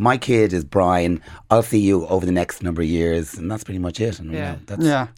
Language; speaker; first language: English; native; English